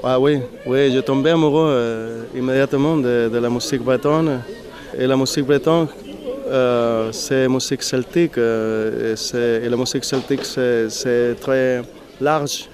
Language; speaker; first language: French; non-native, learner; Spanish